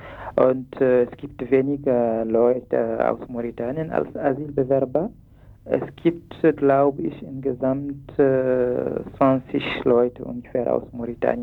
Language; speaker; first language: German; non-native, fluent; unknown